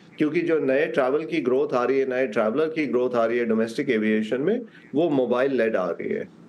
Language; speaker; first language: Hindi; native; Hindi